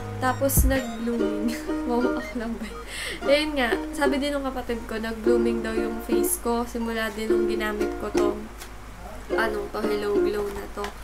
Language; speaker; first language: Filipino; native; Filipino